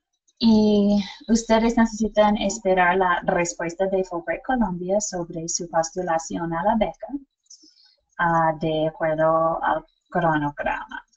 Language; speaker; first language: Spanish; non-native, fluent; English